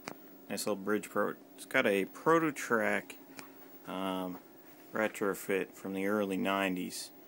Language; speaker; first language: English; native; English